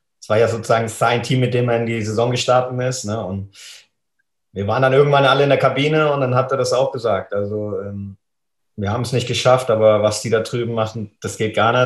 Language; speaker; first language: German; native; German